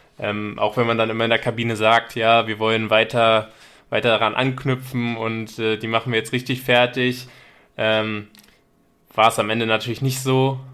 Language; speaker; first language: German; native; German